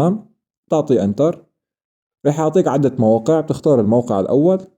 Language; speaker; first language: Arabic; native; Arabic